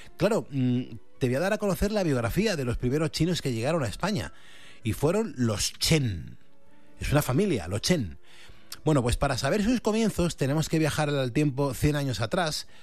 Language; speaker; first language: Spanish; native; Spanish